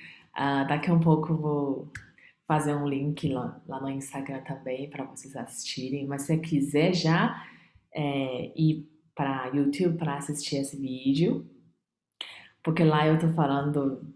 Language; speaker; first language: Portuguese; non-native, fluent; Chinese